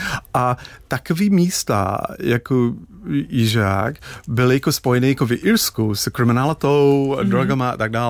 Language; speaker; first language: Czech; non-native, fluent; English